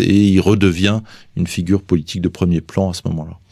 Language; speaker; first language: French; native; French